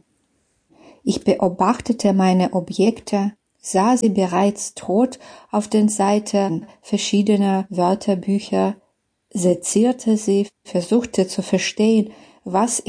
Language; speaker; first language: German; non-native, fluent; Belarusian